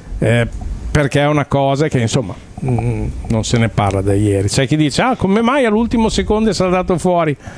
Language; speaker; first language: Italian; native; Italian